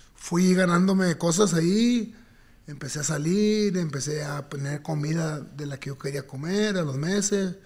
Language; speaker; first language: Spanish; native; Spanish